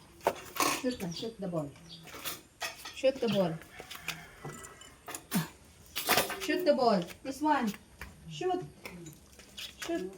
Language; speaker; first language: English; non-native, local second language; Filipino